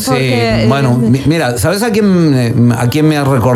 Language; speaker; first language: Spanish; native; Spanish